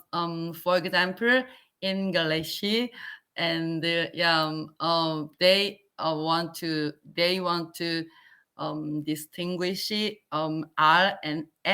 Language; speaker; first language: English; non-native, learner; Korean